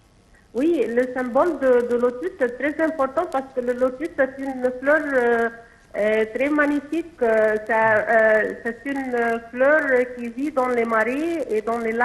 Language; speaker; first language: French; non-native, local second language; Arabic